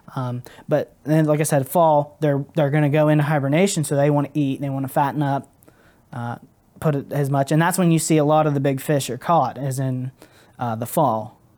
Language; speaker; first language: English; native; English